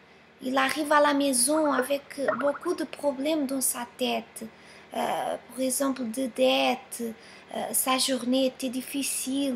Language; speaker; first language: French; non-native, fluent; Portuguese